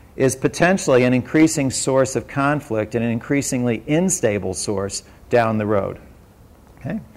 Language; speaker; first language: English; native; English